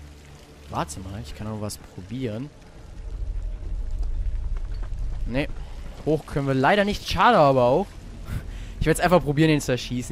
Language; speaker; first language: German; native; German